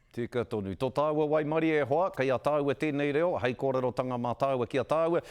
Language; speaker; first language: Māori; non-native, local second language; English